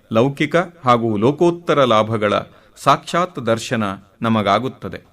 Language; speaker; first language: Kannada; native; Kannada